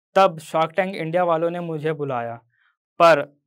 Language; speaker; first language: Hindi; native; Hindi